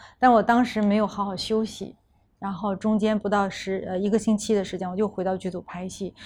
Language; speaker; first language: Chinese; native; Chinese